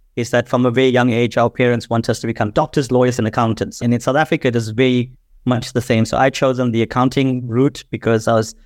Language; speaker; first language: English; native; English